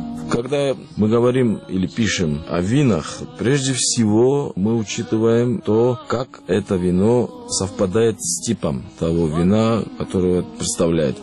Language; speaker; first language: Russian; non-native, local second language; Georgian